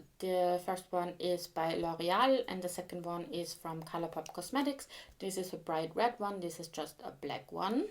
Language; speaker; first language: English; non-native, fluent; German